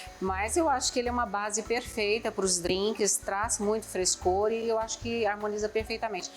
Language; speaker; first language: Portuguese; native; Portuguese